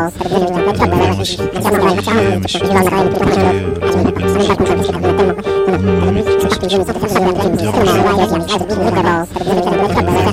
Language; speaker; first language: French; native; French